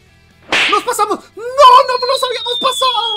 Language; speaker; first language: Spanish; native; Spanish